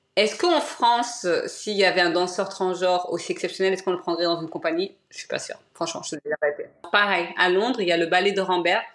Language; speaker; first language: French; native; French